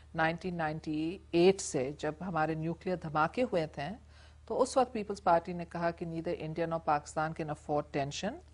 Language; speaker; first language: Urdu; non-native, local second language; English